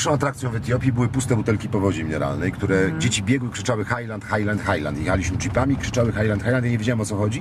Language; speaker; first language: Polish; native; Polish